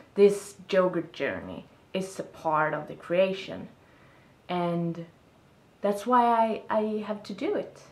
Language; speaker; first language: English; non-native, fluent; Swedish